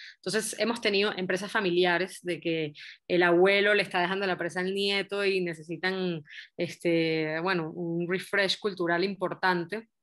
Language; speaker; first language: Spanish; native; Spanish